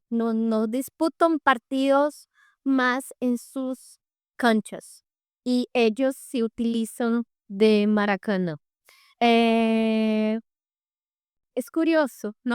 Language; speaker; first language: Spanish; non-native, fluent; Portuguese